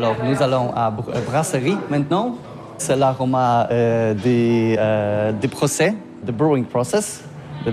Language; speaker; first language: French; non-native, learner; Polish